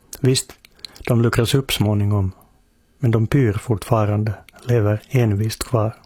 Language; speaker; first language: Swedish; native; Swedish